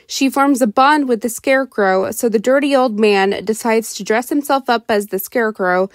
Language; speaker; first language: English; native; English